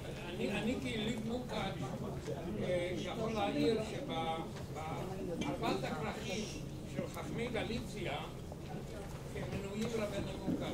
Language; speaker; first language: Hebrew; non-native, fluent; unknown